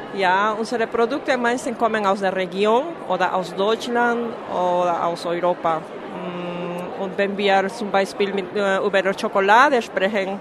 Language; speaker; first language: German; non-native, fluent; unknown